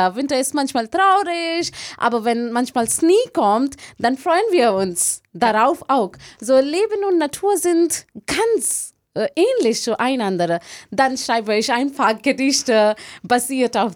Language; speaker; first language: German; non-native, learner; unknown